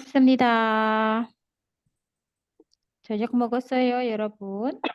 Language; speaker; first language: Korean; non-native, fluent; Indonesian